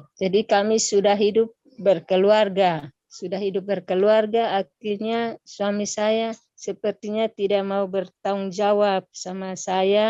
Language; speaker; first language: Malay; non-native, local second language; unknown